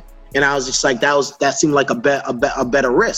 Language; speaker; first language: English; native; English